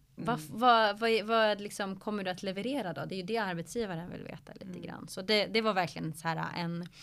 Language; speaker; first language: Swedish; early bilingual, other home language; Arabic